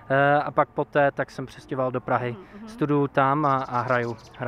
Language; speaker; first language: Czech; non-native, fluent; English